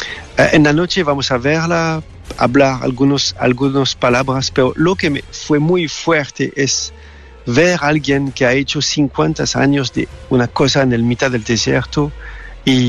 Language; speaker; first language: Spanish; non-native, fluent; French